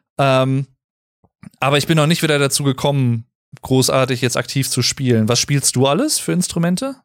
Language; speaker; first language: German; native; German